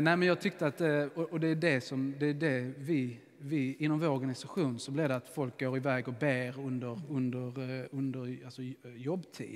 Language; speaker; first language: Swedish; native; Swedish